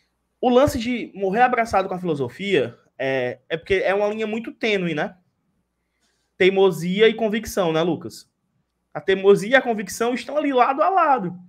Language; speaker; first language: Portuguese; native; Portuguese